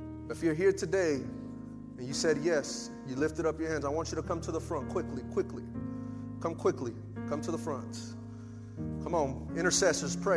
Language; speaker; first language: English; early bilingual, other home language; Spanish